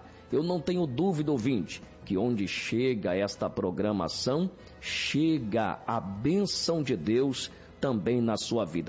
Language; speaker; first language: Portuguese; native; Portuguese